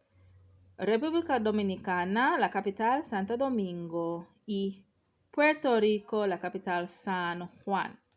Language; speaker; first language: Spanish; non-native, fluent; English